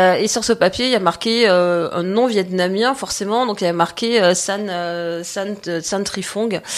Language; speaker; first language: French; native; French